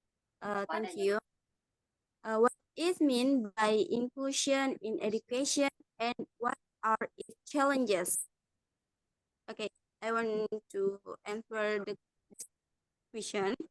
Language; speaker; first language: English; non-native, learner; Indonesian